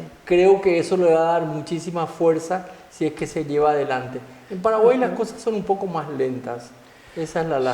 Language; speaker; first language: Spanish; native; Spanish